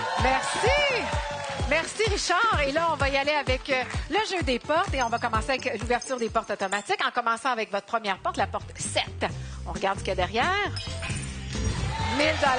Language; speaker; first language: French; native; French